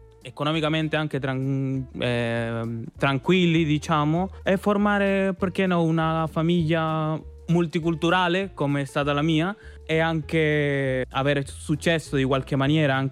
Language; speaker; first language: Italian; non-native, fluent; Spanish